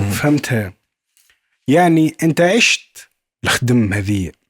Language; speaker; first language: Arabic; native; Arabic